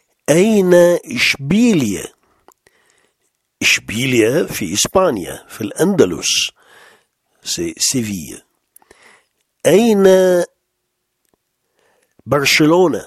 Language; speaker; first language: Arabic; non-native, fluent; French